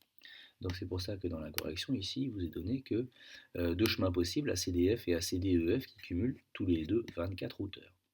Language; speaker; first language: French; native; French